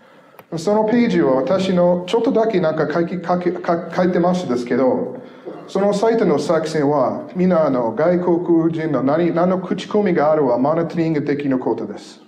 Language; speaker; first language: Japanese; non-native, fluent; English